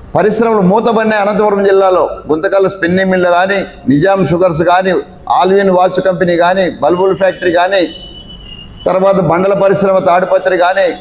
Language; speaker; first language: Telugu; native; Telugu